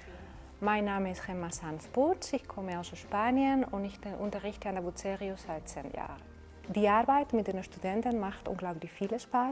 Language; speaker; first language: German; non-native, fluent; Spanish